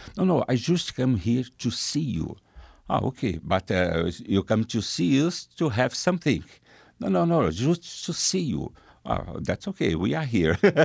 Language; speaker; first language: English; non-native, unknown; Portuguese